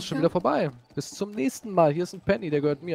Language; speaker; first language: German; native; German